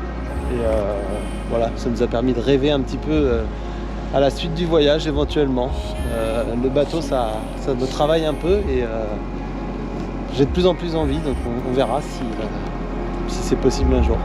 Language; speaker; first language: French; native; French